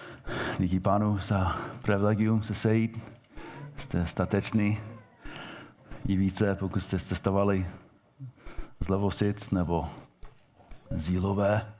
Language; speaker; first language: Czech; non-native, fluent; English